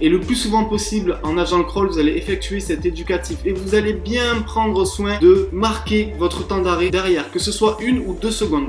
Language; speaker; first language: French; native; French